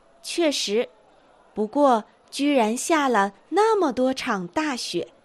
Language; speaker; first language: Chinese; non-native, fluent; Japanese